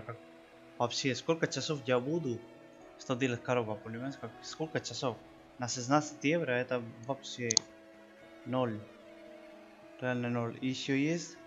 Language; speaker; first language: Russian; non-native, learner; Spanish